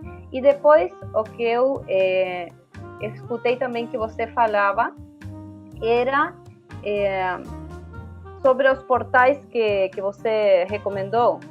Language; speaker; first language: Portuguese; non-native, fluent; Spanish